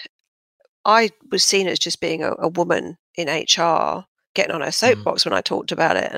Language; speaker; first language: English; native; English